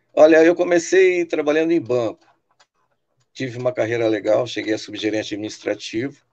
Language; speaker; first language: Portuguese; native; Portuguese